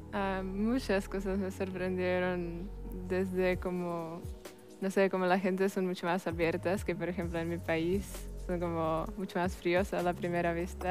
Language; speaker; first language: Spanish; non-native, learner; Czech